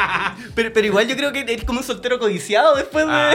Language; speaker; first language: Spanish; native; Spanish